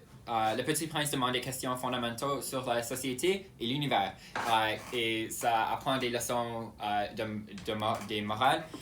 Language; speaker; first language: French; non-native, local second language; English